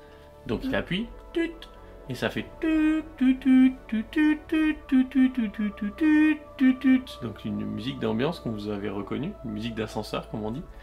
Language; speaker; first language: French; native; French